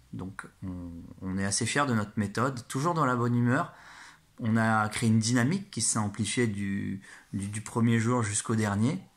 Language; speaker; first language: French; native; French